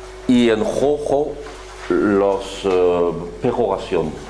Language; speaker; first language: Spanish; non-native, fluent; French